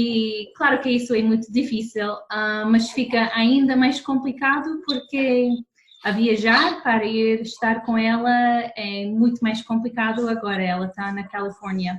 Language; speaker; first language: Portuguese; non-native, fluent; English